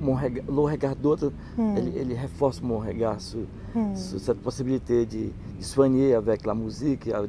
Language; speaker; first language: French; non-native, learner; Portuguese